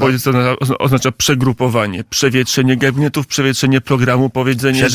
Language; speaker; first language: Polish; native; Polish